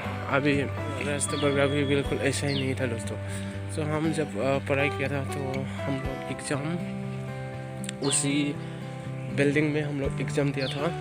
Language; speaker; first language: Hindi; non-native, local second language; Bodo